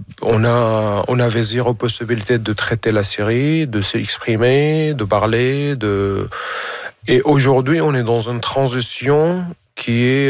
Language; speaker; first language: French; non-native, fluent; Arabic